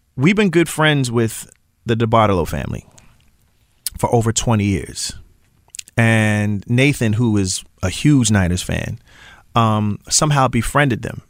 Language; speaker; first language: English; native; English